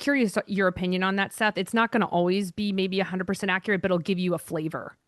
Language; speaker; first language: English; native; English